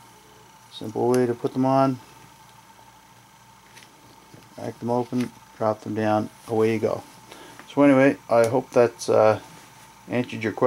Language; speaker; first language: English; native; English